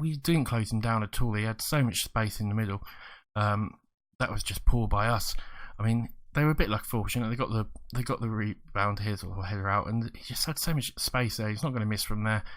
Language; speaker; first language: English; native; English